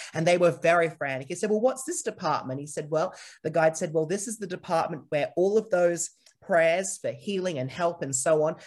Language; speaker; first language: English; native; English